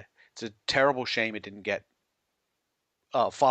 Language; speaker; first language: English; native; English